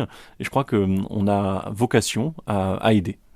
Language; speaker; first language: French; native; French